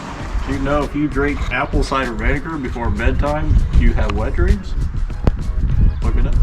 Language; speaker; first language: English; native; English